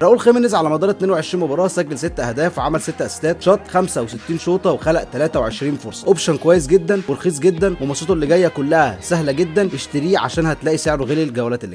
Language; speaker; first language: Arabic; native; Arabic